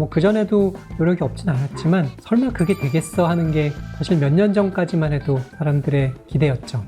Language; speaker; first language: Korean; native; Korean